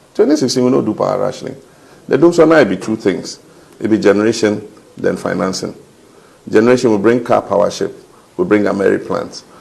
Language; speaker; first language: Nigerian Pidgin; non-native, fluent; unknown